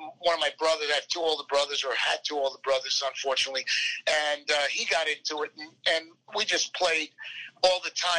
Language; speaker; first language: English; native; English